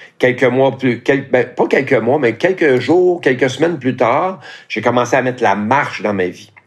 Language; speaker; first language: French; native; French